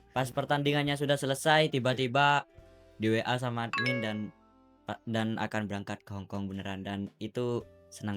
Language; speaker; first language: Indonesian; non-native, local second language; Madurese